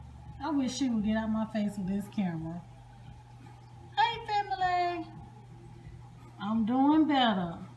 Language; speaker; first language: English; native; English